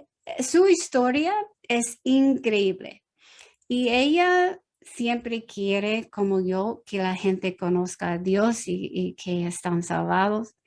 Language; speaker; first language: Spanish; non-native, learner; English